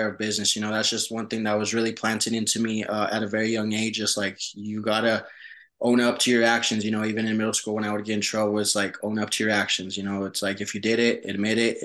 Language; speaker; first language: English; early bilingual, other home language; Spanish